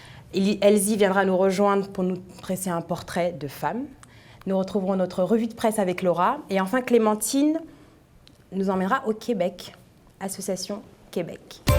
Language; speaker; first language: French; native; French